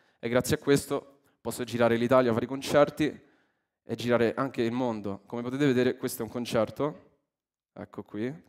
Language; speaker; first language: Italian; early bilingual, other home language; English